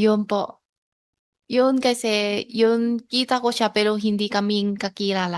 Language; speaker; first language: Filipino; non-native, learner; Chinese